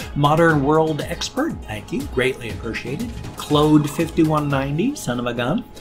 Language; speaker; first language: English; native; English